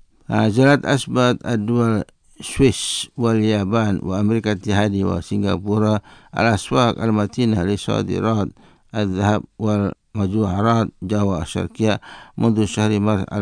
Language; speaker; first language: Arabic; non-native, fluent; Indonesian